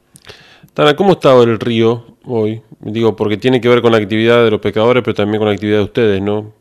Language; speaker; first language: Spanish; native; Spanish